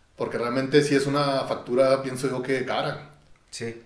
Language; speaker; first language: Spanish; native; Spanish